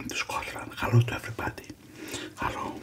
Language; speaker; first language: English; non-native, learner; Greek